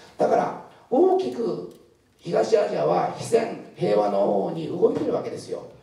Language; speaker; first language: Japanese; native; Japanese